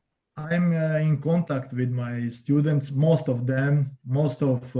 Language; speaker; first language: English; non-native, learner; Croatian